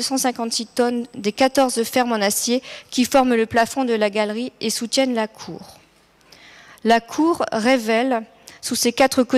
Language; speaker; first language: French; native; French